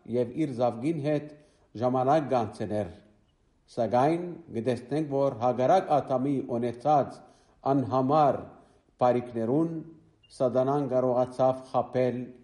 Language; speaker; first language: Armenian; native; Armenian